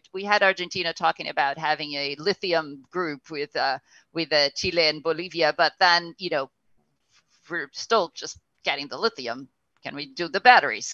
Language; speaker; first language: English; non-native, fluent; Portuguese